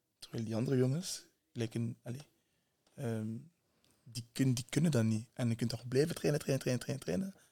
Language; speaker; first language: Dutch; native; Dutch